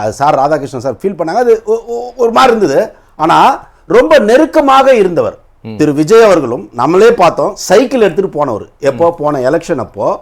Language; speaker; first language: Tamil; native; Tamil